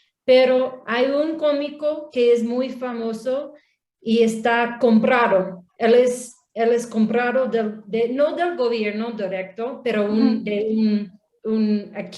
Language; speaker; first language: Spanish; non-native, learner; English